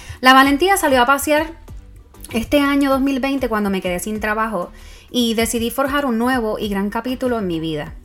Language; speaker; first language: Spanish; native; Spanish